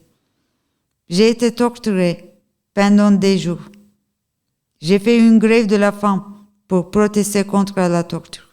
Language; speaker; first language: French; non-native, learner; Turkish